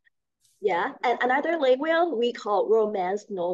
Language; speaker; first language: English; non-native, learner; Thai